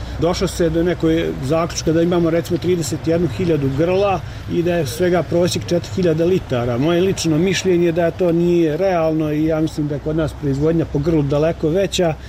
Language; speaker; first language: Bosnian; native; Bosnian